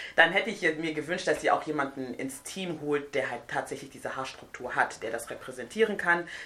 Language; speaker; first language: German; non-native, fluent; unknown